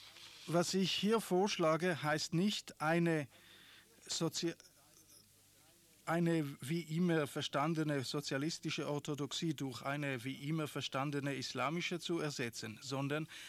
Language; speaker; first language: German; non-native, fluent; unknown